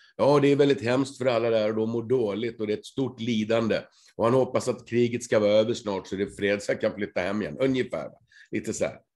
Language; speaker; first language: Swedish; native; Swedish